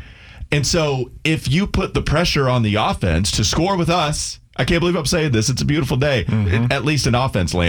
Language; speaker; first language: English; native; English